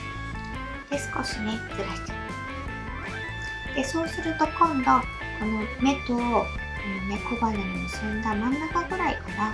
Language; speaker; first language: Japanese; native; Japanese